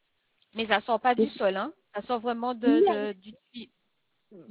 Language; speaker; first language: French; native; French